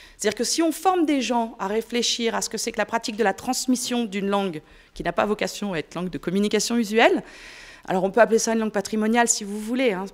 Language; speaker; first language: French; native; French